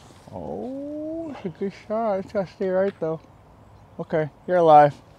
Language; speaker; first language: English; early bilingual, other home language; Korean